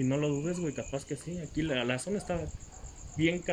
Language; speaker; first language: Spanish; native; Spanish